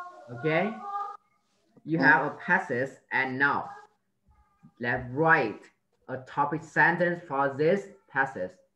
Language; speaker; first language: English; non-native, learner; Vietnamese